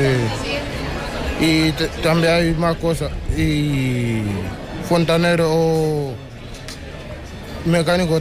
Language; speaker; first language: Spanish; non-native, learner; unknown